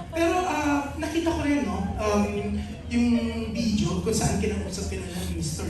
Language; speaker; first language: Filipino; native; Filipino